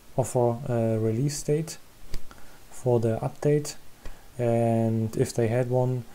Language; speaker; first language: English; non-native, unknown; German